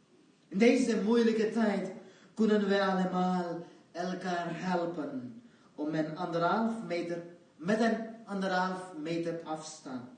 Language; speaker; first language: Dutch; non-native, fluent; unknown